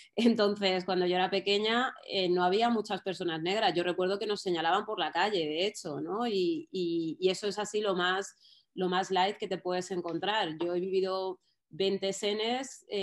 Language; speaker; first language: Spanish; native; Spanish